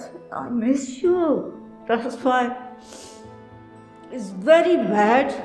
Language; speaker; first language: English; non-native, learner; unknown